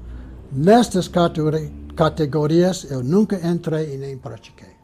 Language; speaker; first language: Portuguese; non-native, fluent; English